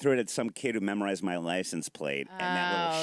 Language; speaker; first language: English; native; English